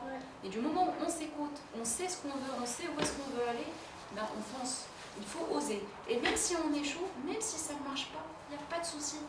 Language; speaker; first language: French; native; French